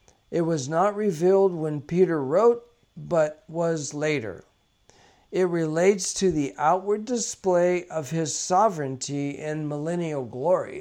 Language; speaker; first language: English; native; English